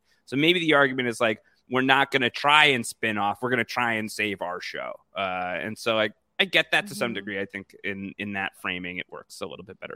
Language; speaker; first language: English; native; English